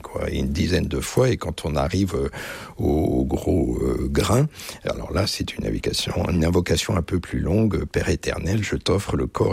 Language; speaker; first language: French; native; French